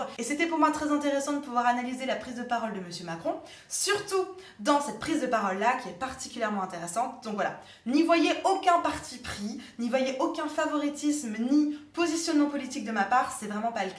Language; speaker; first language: French; native; French